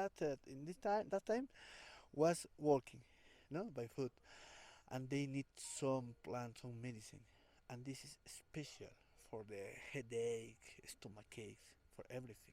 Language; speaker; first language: English; non-native, learner; Spanish